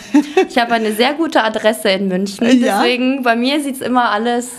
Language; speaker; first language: German; early bilingual, other home language; Ukrainian